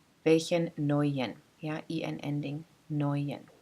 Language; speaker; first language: German; non-native, fluent; English